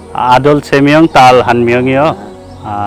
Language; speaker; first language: Korean; non-native, learner; Bangla